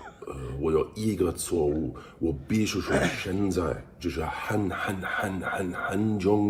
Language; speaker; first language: Chinese; non-native, learner; English